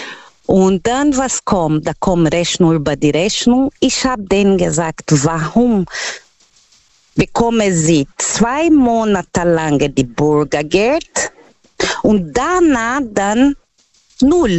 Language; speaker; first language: German; non-native, fluent; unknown